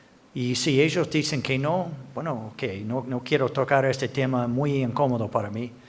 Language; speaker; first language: Spanish; non-native, fluent; English